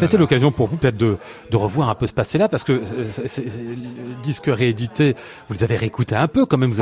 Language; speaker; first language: French; native; French